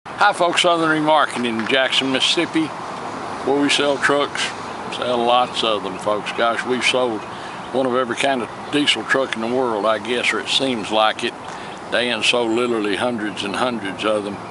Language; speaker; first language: English; native; English